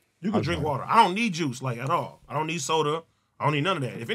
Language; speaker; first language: English; native; English